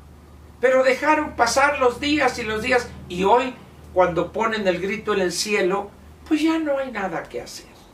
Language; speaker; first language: Spanish; native; Spanish